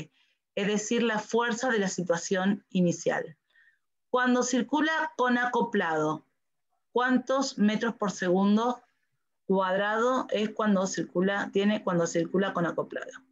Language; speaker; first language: Spanish; native; Spanish